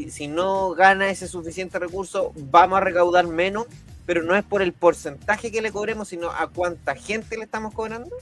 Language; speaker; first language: Spanish; native; Spanish